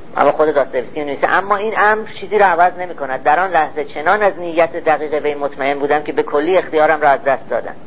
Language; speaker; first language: Persian; native; Persian